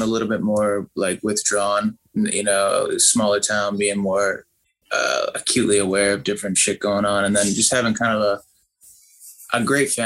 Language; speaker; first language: English; native; English